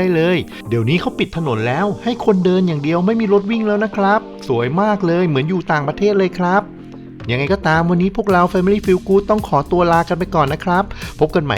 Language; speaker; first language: Thai; native; Thai